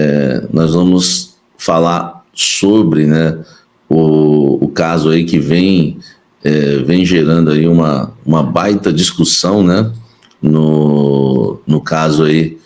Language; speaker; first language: Portuguese; native; Portuguese